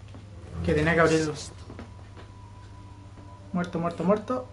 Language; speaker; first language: Spanish; native; Spanish